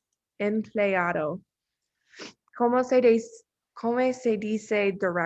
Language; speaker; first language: Spanish; non-native, learner; English